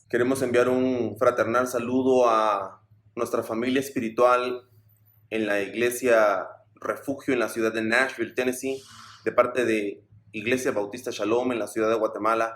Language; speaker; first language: Spanish; native; Spanish